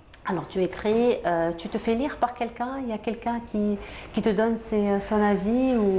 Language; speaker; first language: French; native; French